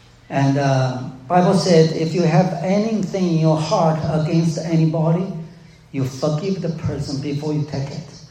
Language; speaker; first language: English; non-native, fluent; Chinese